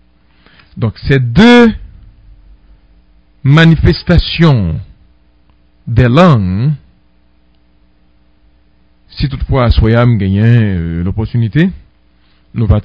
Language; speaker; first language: French; non-native, local second language; Haitian Creole